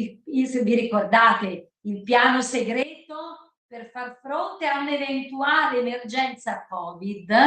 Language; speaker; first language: Italian; native; Italian